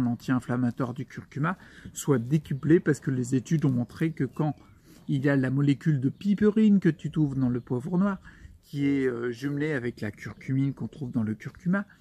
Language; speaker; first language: French; native; French